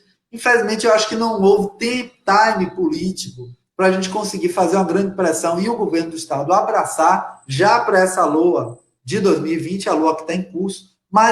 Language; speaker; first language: Portuguese; native; Portuguese